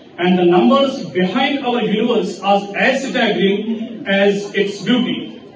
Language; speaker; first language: English; non-native, local second language; Kashmiri